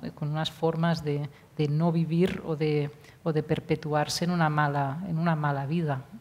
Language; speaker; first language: Spanish; non-native, local second language; Catalan